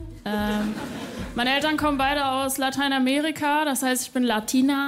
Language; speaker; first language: German; early bilingual, other home language; Spanish